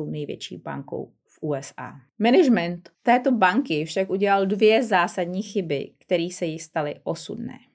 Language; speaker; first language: Czech; native; Czech